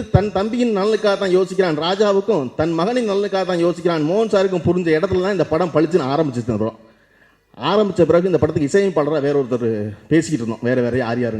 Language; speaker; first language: Tamil; native; Tamil